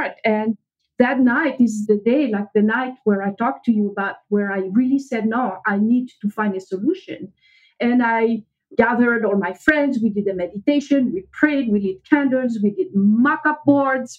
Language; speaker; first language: English; non-native, fluent; French